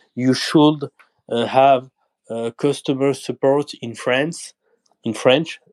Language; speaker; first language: English; non-native, learner; French